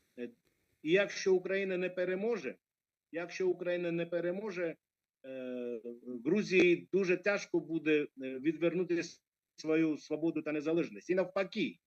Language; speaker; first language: Ukrainian; non-native, fluent; Georgian